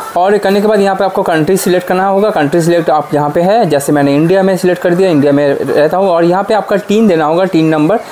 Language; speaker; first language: Hindi; non-native, local second language; Bangla